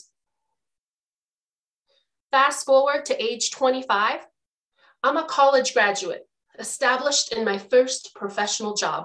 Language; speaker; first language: English; early bilingual, other home language; Chinese